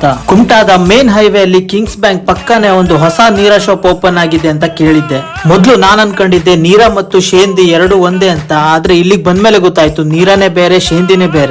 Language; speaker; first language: Kannada; native; Kannada